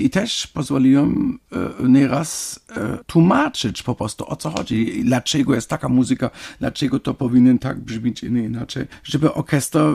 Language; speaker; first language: Polish; non-native, fluent; German